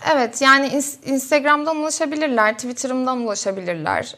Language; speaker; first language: Turkish; native; Turkish